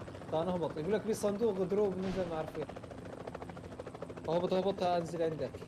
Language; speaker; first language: Arabic; native; Arabic